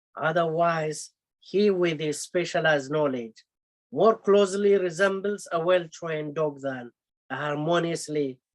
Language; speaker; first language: English; non-native, local second language; Amharic